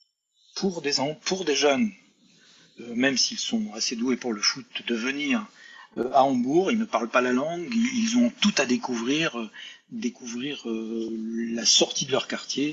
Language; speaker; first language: French; native; French